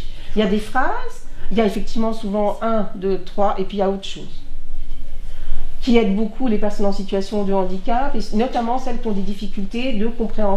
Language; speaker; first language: French; native; French